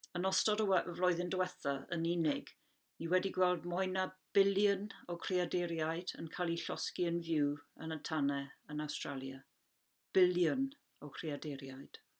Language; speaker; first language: Welsh; non-native, local second language; English